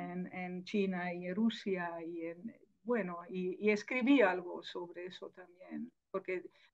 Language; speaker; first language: Spanish; non-native, fluent; Dutch